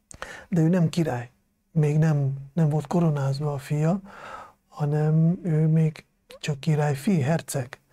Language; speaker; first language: Hungarian; non-native, fluent; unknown